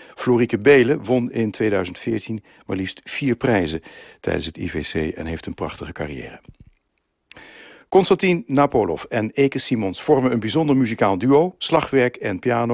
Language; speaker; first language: Dutch; native; Dutch